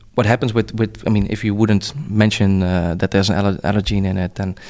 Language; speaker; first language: English; non-native, fluent; Dutch